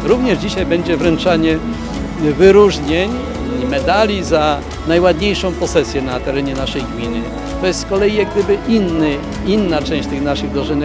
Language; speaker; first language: Polish; native; Polish